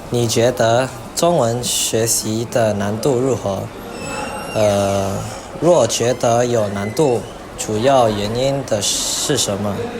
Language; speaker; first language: Chinese; non-native, learner; Indonesian